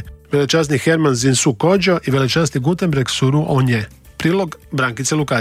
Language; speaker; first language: Bosnian; native; Bosnian